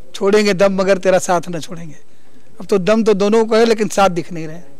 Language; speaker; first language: Hindi; native; Hindi